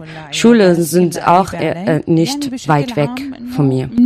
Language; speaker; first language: German; non-native, learner; Arabic